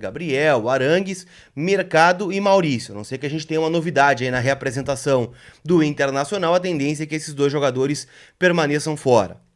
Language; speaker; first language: Portuguese; native; Portuguese